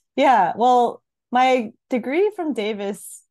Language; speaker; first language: English; early bilingual, other home language; Filipino